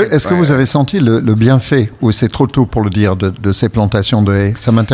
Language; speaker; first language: French; native; French